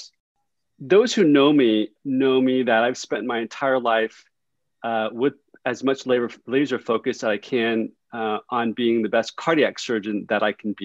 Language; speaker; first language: English; early bilingual, other home language; Vietnamese